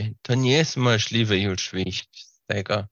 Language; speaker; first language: Polish; non-native, learner; Slovak